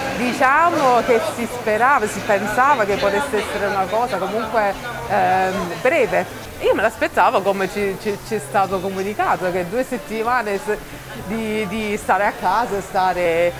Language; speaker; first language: Italian; non-native, fluent; English